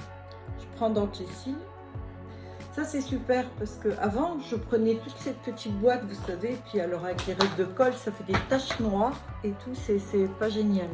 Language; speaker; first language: French; native; French